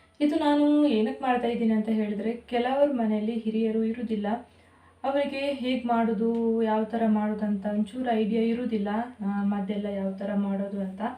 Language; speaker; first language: Kannada; non-native, local second language; Tulu